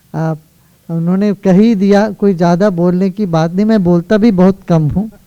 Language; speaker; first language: Hindi; non-native, local second language; Kannada